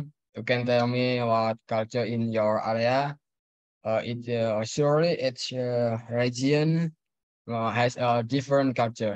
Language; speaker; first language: English; non-native, learner; Indonesian